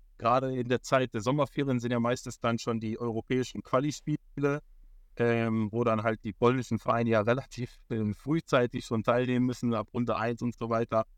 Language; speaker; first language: German; early bilingual, other home language; Polish